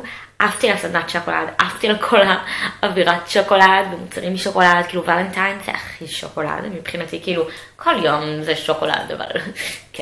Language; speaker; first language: Hebrew; native; Hebrew